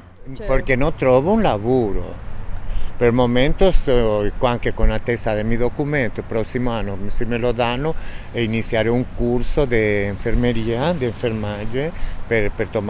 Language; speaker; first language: Italian; non-native, fluent; Spanish